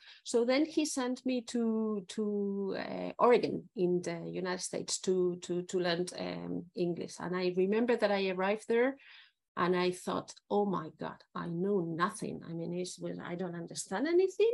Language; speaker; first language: English; non-native, fluent; Spanish